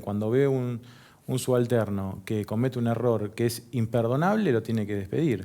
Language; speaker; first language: Spanish; native; Spanish